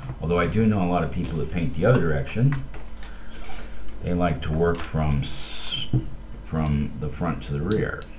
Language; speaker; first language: English; native; English